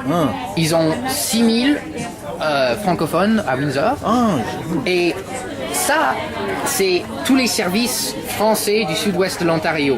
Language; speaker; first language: French; non-native, fluent; English